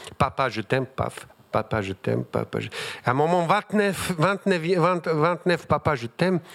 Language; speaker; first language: French; non-native, fluent; Bosnian